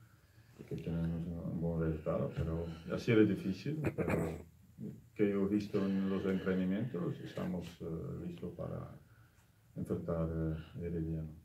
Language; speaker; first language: Spanish; non-native, learner; Dutch